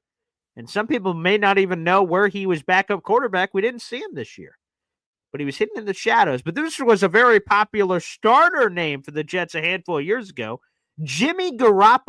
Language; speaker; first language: English; native; English